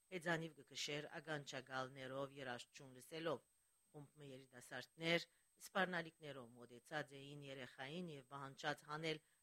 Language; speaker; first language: Armenian; early bilingual, heritage; Armenian